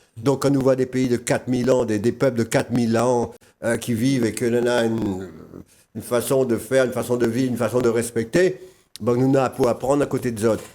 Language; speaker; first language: French; non-native, local second language; Réunion Creole French